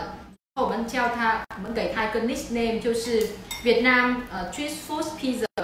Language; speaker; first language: Chinese; non-native, fluent; Vietnamese